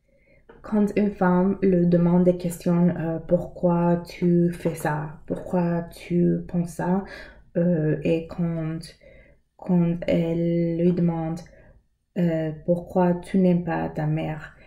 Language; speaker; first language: French; non-native, learner; English